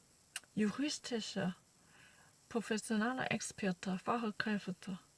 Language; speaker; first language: German; non-native, learner; Korean